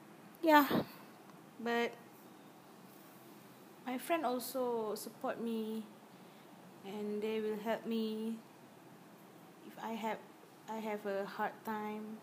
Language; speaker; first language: English; non-native, learner; Malay